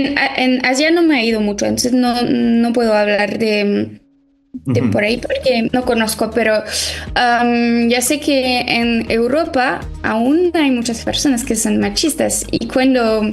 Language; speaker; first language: Spanish; non-native, fluent; French